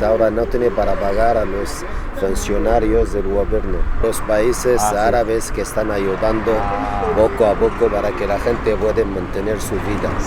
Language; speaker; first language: Spanish; non-native, learner; Arabic